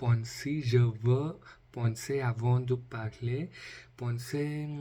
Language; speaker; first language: French; non-native, learner; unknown